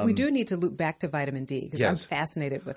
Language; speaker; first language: English; native; English